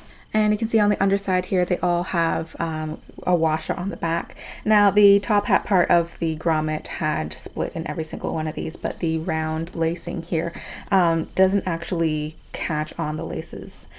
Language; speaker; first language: English; native; English